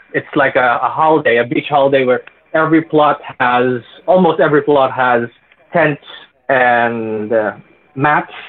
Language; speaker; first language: English; non-native, local second language; Filipino